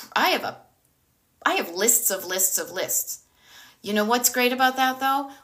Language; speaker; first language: English; native; English